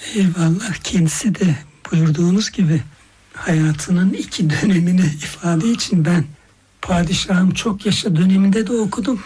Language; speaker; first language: Turkish; native; Turkish